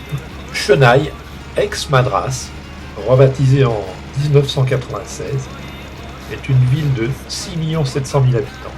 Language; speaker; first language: French; native; French